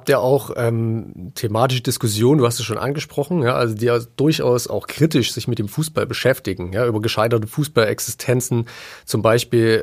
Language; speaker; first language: German; native; German